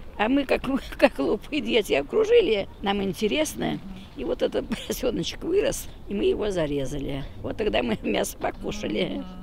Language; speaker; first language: Russian; native; Russian